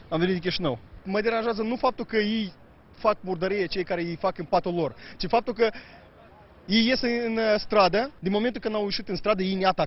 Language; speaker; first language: Romanian; native; Romanian